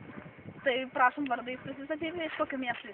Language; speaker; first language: Lithuanian; native; Lithuanian